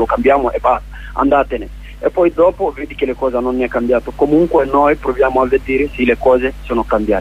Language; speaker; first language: Italian; non-native, learner; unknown